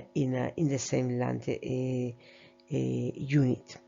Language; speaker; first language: English; non-native, fluent; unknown